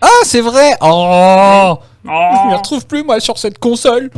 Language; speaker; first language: French; native; French